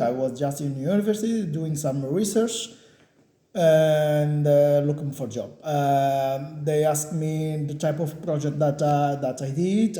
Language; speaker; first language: English; non-native, learner; Portuguese